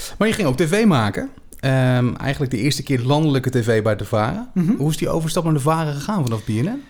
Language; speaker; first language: Dutch; native; Dutch